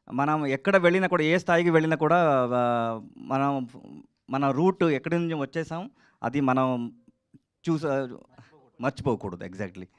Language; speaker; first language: Telugu; non-native, learner; Kannada